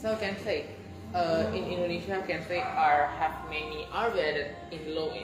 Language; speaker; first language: English; non-native, learner; Indonesian